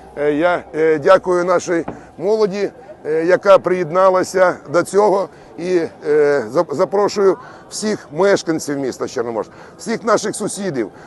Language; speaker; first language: Ukrainian; native; Ukrainian